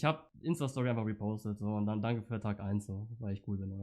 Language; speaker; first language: German; native; German